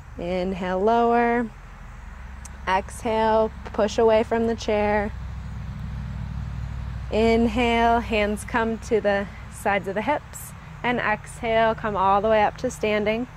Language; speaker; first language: English; native; English